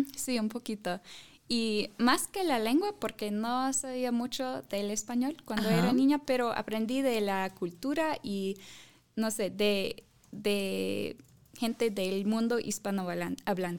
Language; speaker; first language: Spanish; non-native, fluent; English